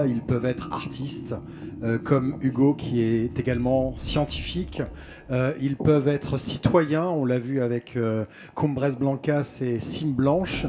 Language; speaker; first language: French; native; French